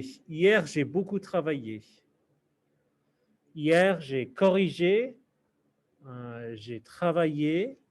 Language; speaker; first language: French; non-native, fluent; English